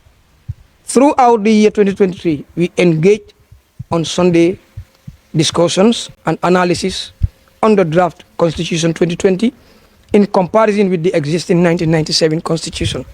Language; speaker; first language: English; non-native, local second language; Fula